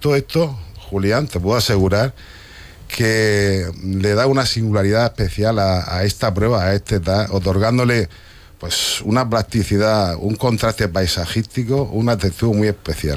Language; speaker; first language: Spanish; native; Spanish